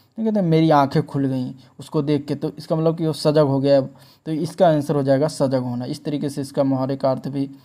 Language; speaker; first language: Hindi; native; Hindi